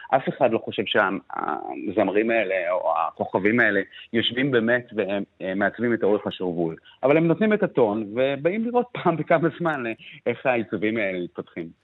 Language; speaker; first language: Hebrew; native; Hebrew